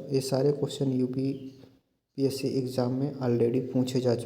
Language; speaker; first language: Hindi; native; Hindi